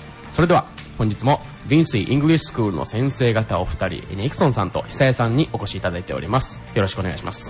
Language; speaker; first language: Japanese; native; Japanese